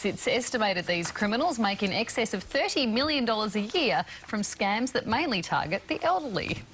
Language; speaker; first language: English; native; English